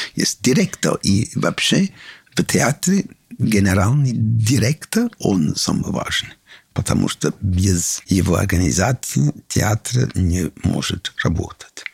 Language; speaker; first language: Russian; non-native, learner; English